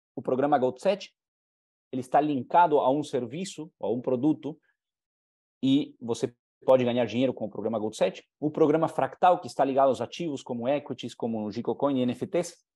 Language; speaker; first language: Portuguese; non-native, fluent; Spanish